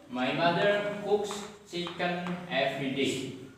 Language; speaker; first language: English; non-native, fluent; Indonesian